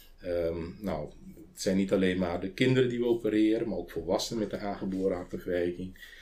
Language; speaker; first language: Dutch; non-native, local second language; Papiamento